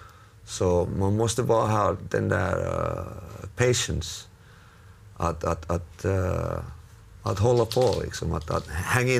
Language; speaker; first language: Swedish; non-native, local second language; Finnish